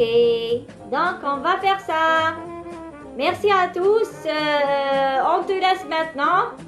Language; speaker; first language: French; non-native, local second language; Arabic